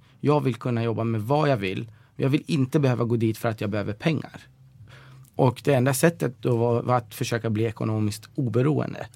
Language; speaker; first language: Swedish; early bilingual, other home language; Persian